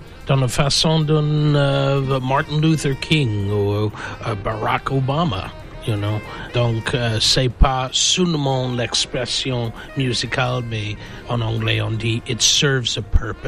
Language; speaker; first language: French; non-native, fluent; English